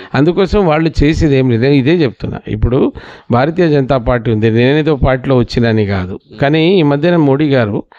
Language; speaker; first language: Telugu; non-native, local second language; Lambadi